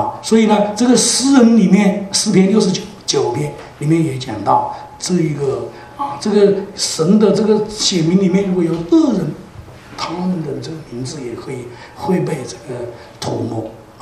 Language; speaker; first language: Chinese; native; Chinese